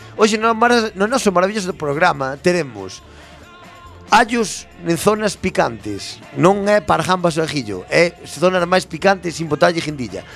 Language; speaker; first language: Galician; non-native, local second language; Spanish